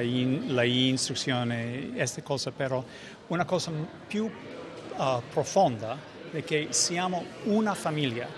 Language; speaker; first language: Italian; non-native, fluent; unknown